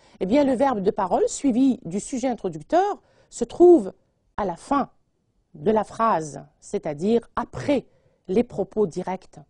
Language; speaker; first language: French; non-native, local second language; Arabic